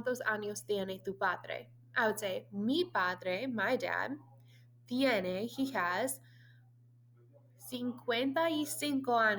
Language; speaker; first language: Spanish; non-native, fluent; English